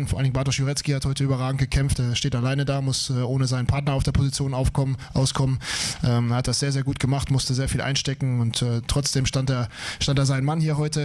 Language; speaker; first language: German; native; German